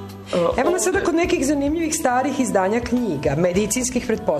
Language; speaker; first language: Serbian; native; Serbian